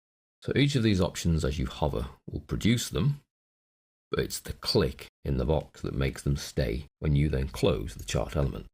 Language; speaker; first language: English; native; English